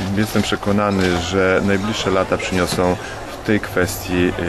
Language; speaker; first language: Polish; native; Polish